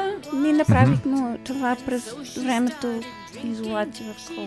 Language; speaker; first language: Bulgarian; early bilingual, heritage; Bulgarian